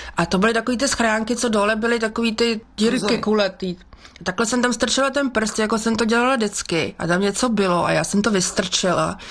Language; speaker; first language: Czech; native; Czech